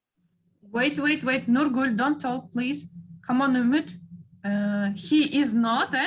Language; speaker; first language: English; non-native, fluent; Kyrgyz